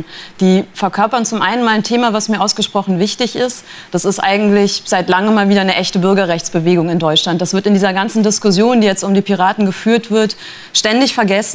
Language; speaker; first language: German; native; German